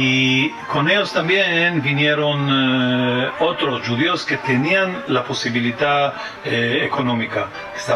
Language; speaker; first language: Spanish; early bilingual, heritage; French